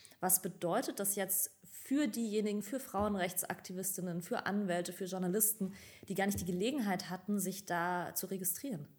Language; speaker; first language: German; native; German